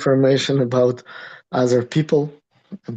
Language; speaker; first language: English; non-native, learner; Russian